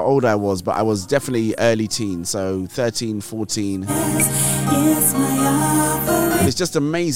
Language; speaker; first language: English; non-native, local second language; Yoruba